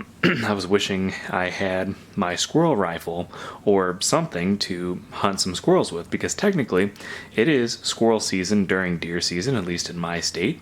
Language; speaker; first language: English; native; English